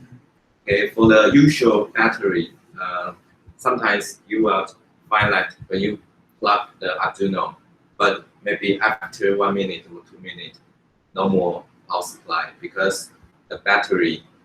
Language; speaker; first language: English; non-native, fluent; Chinese